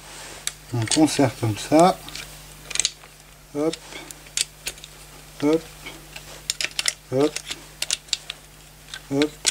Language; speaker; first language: French; native; French